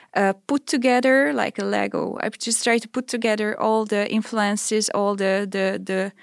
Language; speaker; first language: English; non-native, fluent; Hungarian